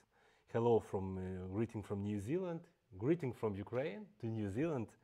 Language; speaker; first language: English; non-native, fluent; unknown